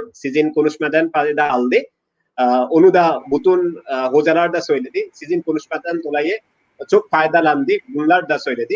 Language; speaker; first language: Turkish; non-native, learner; Bangla